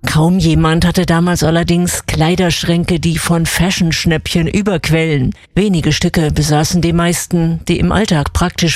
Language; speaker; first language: German; native; German